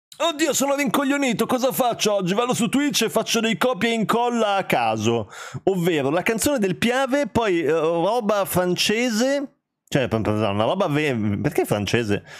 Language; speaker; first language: Italian; early bilingual, other home language; Albanian